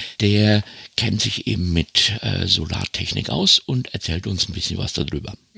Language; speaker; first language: German; native; German